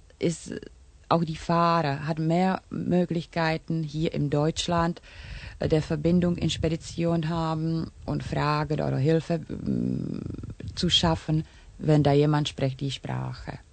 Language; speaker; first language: German; non-native, learner; Czech